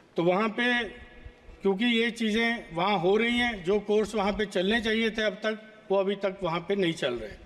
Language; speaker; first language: Hindi; native; Hindi